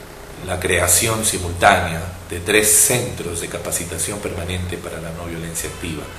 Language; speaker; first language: Spanish; native; Spanish